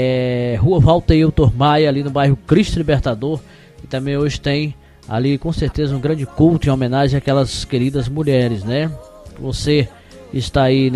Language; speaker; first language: Portuguese; native; Portuguese